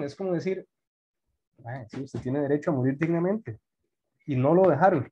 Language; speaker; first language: Spanish; native; Spanish